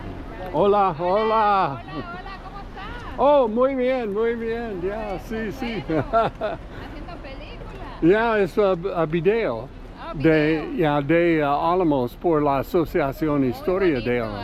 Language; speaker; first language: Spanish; non-native, learner; English